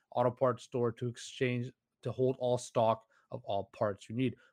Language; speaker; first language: English; native; English